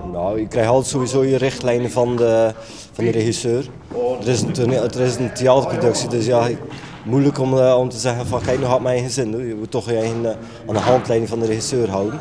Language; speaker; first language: Dutch; native; Dutch